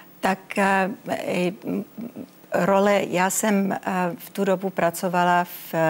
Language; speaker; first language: Czech; early bilingual, heritage; Czech